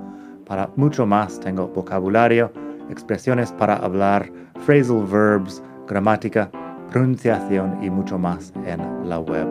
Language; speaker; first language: Spanish; non-native, fluent; English